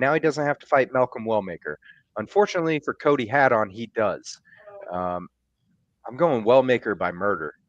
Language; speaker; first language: English; native; English